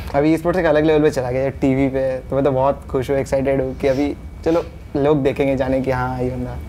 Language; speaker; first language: Hindi; non-native, local second language; Odia